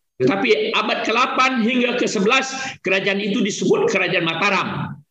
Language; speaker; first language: Malay; native; Malay